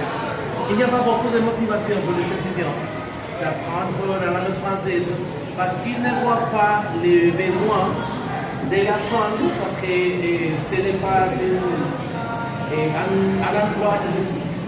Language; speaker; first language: French; non-native, fluent; Spanish